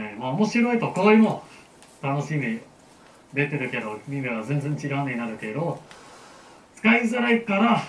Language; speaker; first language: Japanese; non-native, learner; English